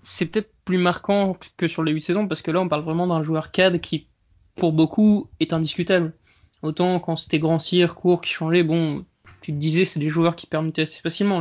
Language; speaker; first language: French; native; French